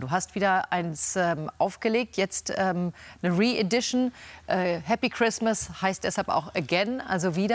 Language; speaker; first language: German; native; German